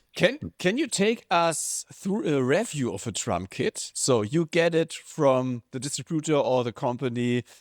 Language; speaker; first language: English; non-native, fluent; German